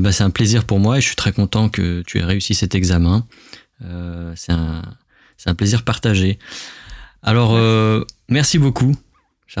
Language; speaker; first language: French; native; French